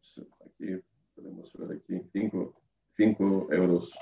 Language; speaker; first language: Spanish; non-native, fluent; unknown